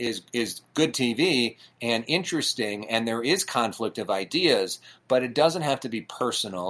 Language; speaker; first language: English; native; English